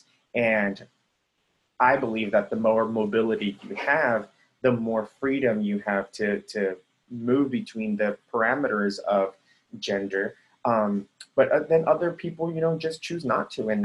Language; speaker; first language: English; early bilingual, other home language; Spanish